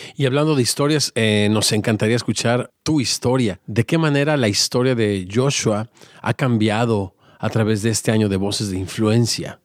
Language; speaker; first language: Spanish; native; Spanish